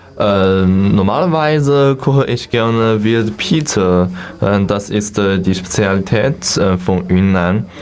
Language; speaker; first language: German; non-native, learner; Chinese